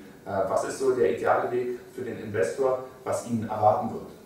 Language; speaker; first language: German; native; German